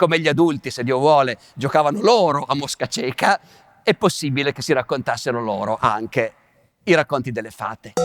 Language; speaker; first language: Italian; native; Italian